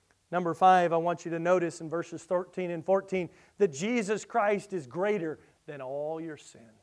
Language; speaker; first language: English; native; English